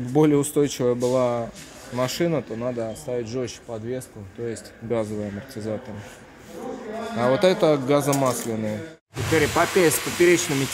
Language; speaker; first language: Russian; native; Russian